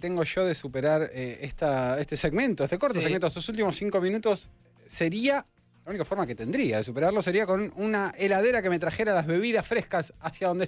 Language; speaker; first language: Spanish; native; Spanish